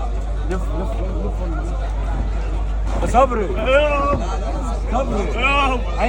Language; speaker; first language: Arabic; native; Arabic